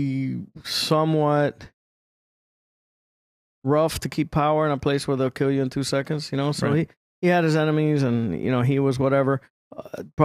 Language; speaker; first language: English; native; English